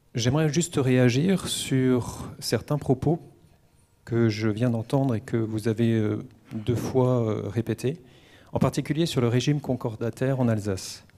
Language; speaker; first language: French; native; French